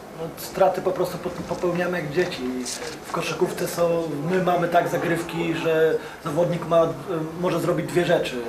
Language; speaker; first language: Polish; non-native, fluent; Serbian